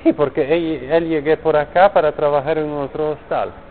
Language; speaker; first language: Spanish; non-native, learner; Polish